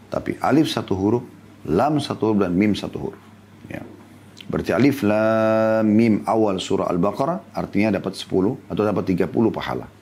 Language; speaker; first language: Indonesian; native; Indonesian